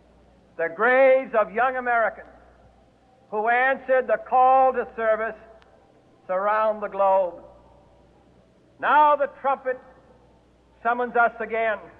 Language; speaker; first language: English; native; English